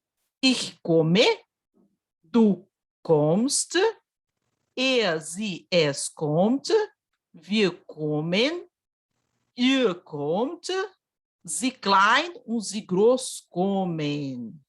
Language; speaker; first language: German; non-native, fluent; Portuguese